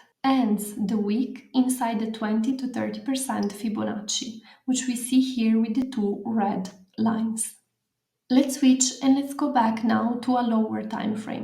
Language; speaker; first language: English; non-native, fluent; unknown